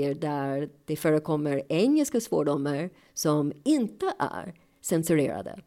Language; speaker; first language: Swedish; non-native, fluent; English